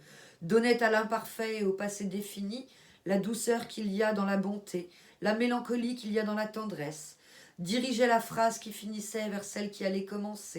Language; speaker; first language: French; native; French